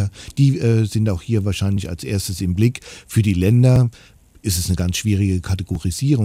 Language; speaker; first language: German; native; German